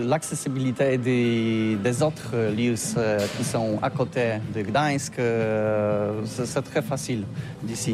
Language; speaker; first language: French; non-native, learner; Polish